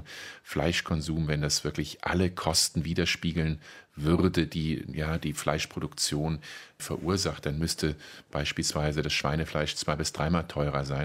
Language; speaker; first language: German; native; German